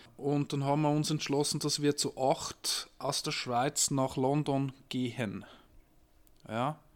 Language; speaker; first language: German; native; German